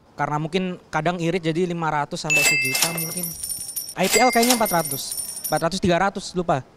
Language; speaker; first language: Indonesian; native; Indonesian